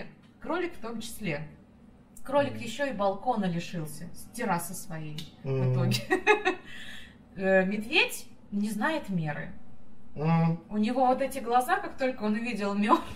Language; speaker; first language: Russian; native; Russian